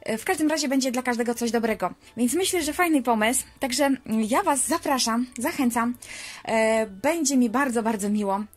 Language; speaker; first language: Polish; non-native, fluent; Ukrainian